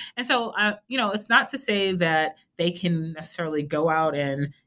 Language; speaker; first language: English; native; English